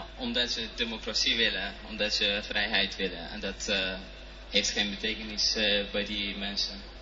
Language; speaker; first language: Dutch; non-native, fluent; Persian